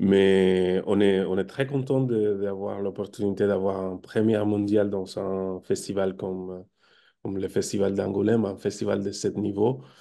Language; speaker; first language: French; non-native, fluent; Spanish